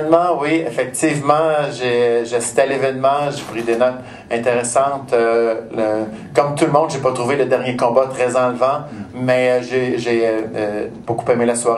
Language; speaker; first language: French; native; French